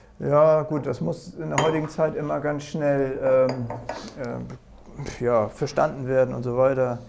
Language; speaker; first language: German; native; German